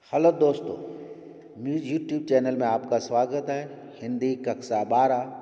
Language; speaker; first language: Hindi; non-native, local second language; Gujarati